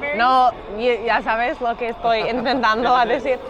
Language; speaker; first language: Spanish; non-native, learner; English